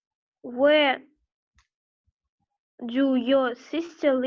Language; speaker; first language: English; non-native, learner; Russian